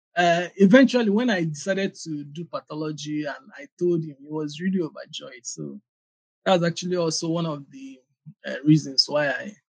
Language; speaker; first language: English; non-native, local second language; Igbo